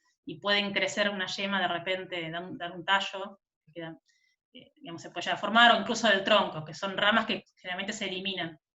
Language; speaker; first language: Spanish; native; Spanish